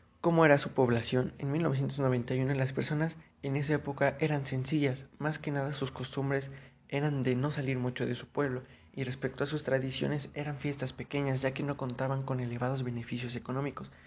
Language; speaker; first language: Spanish; native; Spanish